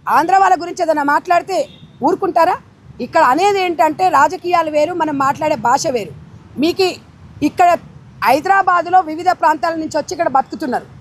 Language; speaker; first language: Telugu; native; Telugu